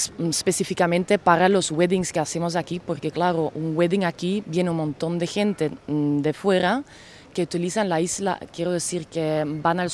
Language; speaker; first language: Spanish; non-native, fluent; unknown